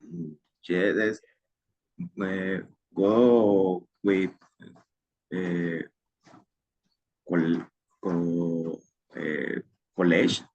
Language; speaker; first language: English; non-native, learner; Spanish